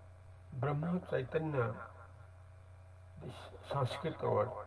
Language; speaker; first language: English; non-native, learner; Nepali